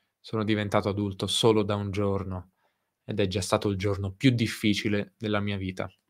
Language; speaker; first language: Italian; native; Italian